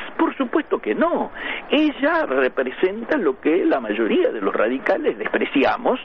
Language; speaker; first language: Spanish; native; Spanish